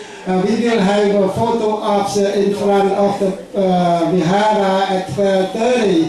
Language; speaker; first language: English; non-native, fluent; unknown